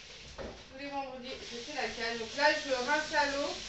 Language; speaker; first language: French; native; French